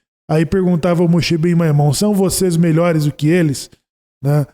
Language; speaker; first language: Portuguese; native; Portuguese